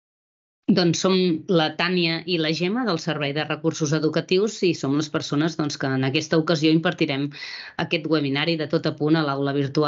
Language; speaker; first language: Catalan; native; Catalan